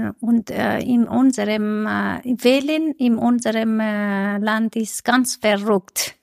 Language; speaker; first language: German; non-native, learner; Persian